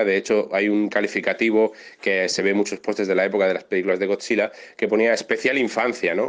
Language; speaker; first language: Spanish; native; Spanish